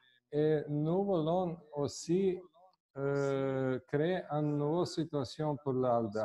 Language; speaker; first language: French; non-native, fluent; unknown